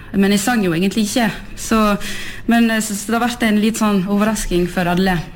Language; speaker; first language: Norwegian; early bilingual, heritage; French